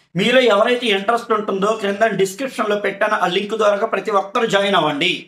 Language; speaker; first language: Telugu; native; Telugu